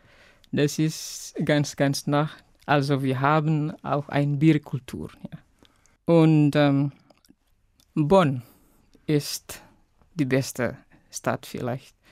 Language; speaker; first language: German; non-native, fluent; Indonesian